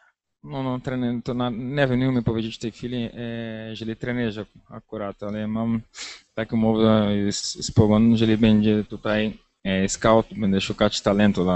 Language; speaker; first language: Polish; non-native, learner; Portuguese